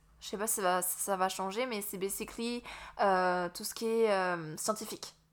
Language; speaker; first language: French; native; French